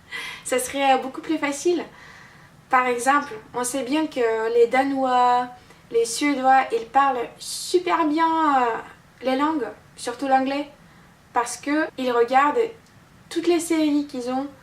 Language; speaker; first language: French; non-native, fluent; Russian